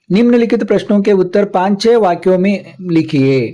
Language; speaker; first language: Hindi; non-native, local second language; Kannada